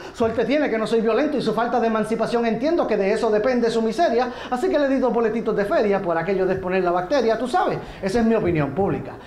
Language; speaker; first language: Spanish; native; Spanish